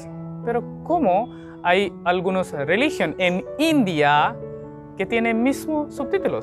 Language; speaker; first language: Spanish; non-native, learner; Hindi